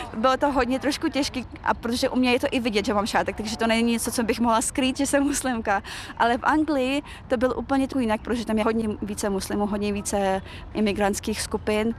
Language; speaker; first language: Czech; early bilingual, other home language; Chechen